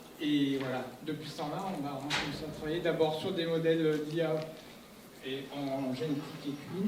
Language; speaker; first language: French; native; French